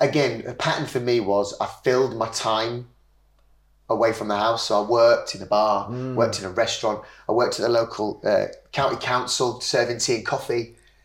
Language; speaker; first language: English; native; English